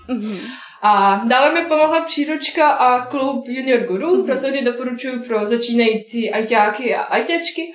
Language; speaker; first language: Czech; non-native, fluent; Bosnian